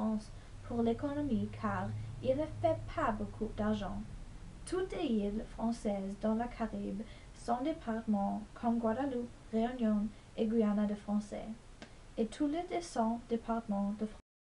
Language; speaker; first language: French; non-native, learner; English